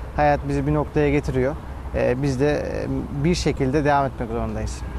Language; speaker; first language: Turkish; native; Turkish